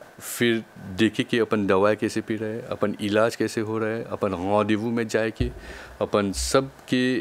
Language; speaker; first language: Hindi; non-native, local second language; Bhojpuri